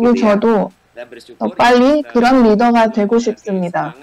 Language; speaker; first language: Korean; non-native, learner; Indonesian